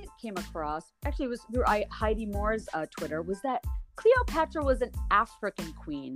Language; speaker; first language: English; non-native, local second language; Bangla